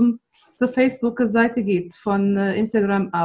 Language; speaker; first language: German; non-native, fluent; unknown